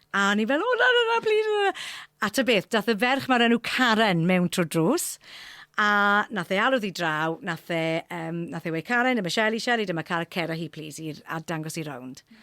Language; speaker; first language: Welsh; non-native, local second language; English